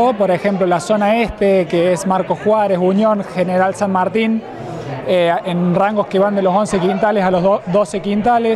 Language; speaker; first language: Spanish; native; Spanish